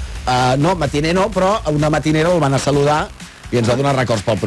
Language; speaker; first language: Catalan; native; Catalan